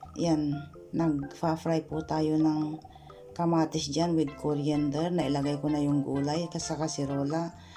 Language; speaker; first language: Filipino; non-native, local second language; Iloko